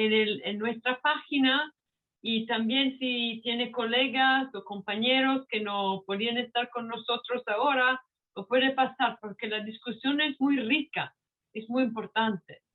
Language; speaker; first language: Spanish; non-native, fluent; Italian